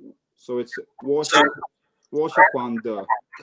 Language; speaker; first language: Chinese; non-native, learner; English